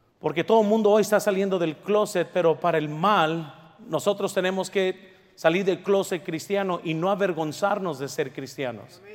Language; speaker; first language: Spanish; early bilingual, heritage; Spanish